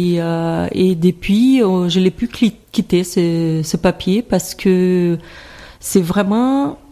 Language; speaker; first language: French; non-native, fluent; Portuguese